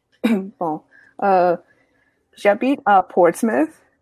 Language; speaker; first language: French; non-native, learner; English